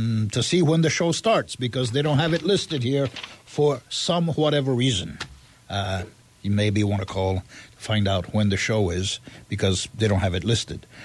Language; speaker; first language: English; early bilingual, other home language; French